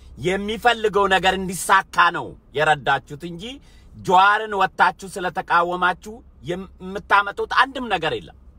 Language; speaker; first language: Amharic; native; Amharic